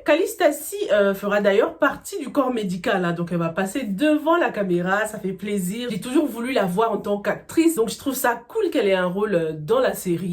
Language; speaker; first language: French; native; French